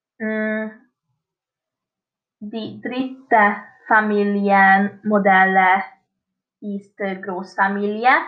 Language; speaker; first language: German; non-native, learner; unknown